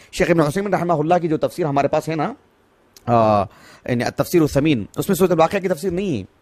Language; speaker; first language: Urdu; native; Urdu